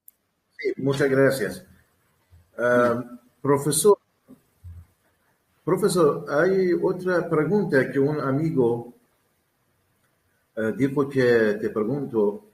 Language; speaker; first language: Spanish; non-native, learner; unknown